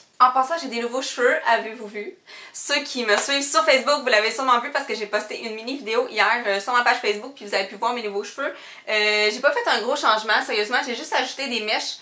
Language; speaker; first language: French; native; French